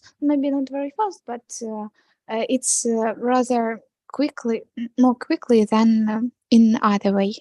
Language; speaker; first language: English; non-native, fluent; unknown